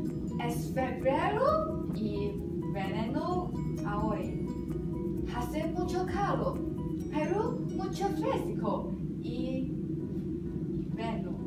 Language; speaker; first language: Spanish; non-native, learner; Chinese